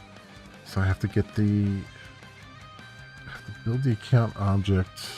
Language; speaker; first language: English; native; English